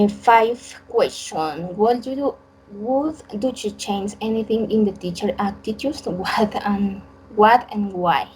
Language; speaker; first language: English; non-native, learner; Spanish